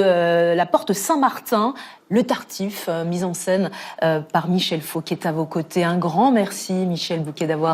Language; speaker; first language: French; native; French